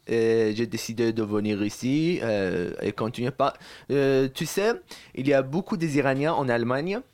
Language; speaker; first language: French; non-native, learner; Persian